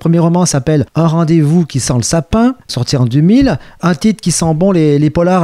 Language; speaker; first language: French; native; French